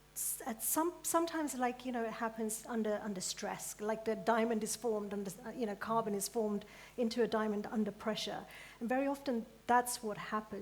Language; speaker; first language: English; early bilingual, other home language; Gujarati